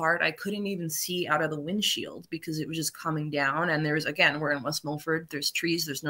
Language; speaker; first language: English; native; English